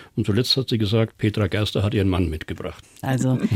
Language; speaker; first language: German; native; German